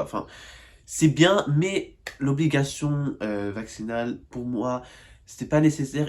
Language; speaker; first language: French; native; French